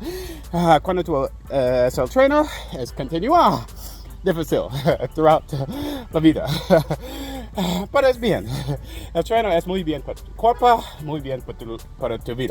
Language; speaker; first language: Spanish; non-native, learner; English